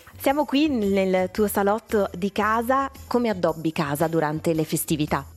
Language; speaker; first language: Italian; native; Italian